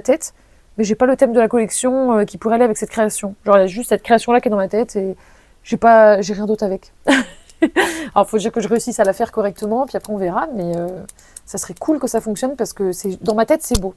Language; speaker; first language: French; native; French